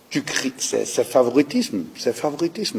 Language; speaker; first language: French; non-native, learner; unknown